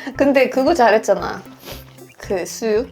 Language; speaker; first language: Korean; non-native, fluent; Swedish